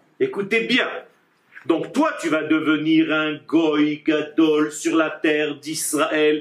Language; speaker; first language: French; non-native, fluent; Hebrew